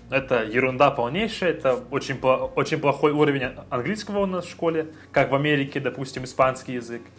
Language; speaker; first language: Russian; native; Russian